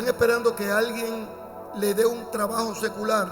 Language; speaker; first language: Spanish; native; Spanish